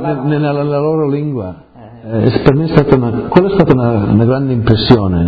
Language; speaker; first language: Italian; early bilingual, heritage; Friulian